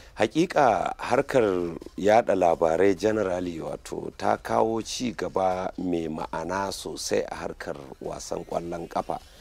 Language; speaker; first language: Hausa; native; Hausa